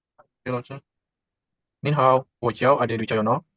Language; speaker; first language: Chinese; non-native, learner; Indonesian